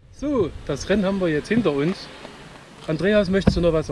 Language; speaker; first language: German; native; German